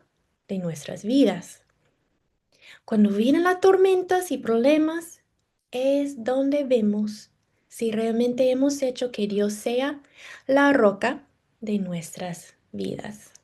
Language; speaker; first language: Spanish; non-native, fluent; English